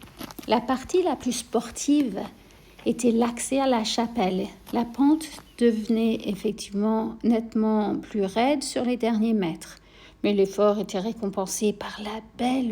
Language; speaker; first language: French; native; French